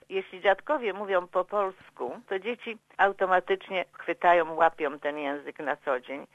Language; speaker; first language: Polish; native; Polish